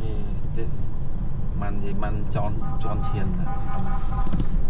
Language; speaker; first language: Chinese; non-native, learner; Vietnamese